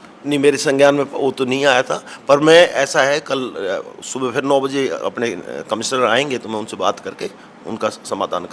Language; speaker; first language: Hindi; native; Hindi